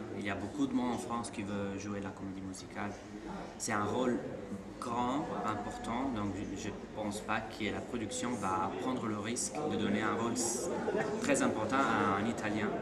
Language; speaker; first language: French; non-native, fluent; Italian